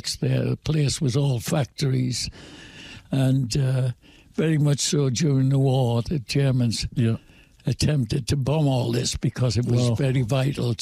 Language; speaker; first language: English; native; English